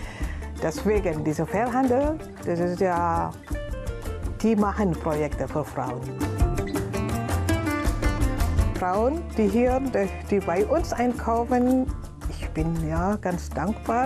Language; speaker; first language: German; non-native, learner; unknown